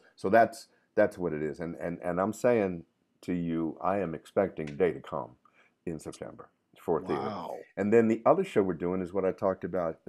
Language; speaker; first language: English; native; English